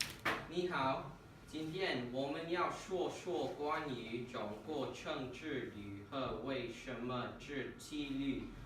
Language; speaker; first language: Chinese; non-native, learner; English